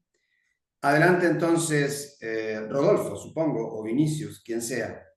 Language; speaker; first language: Spanish; native; Spanish